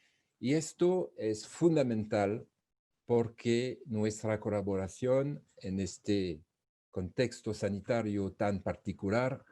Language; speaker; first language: Spanish; non-native, fluent; French